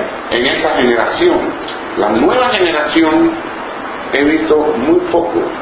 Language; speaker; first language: Spanish; non-native, local second language; English